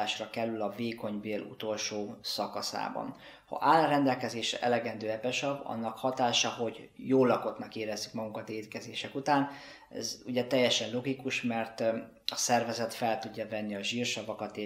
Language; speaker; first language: Hungarian; native; Hungarian